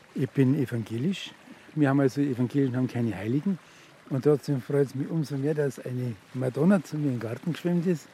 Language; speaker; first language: German; native; German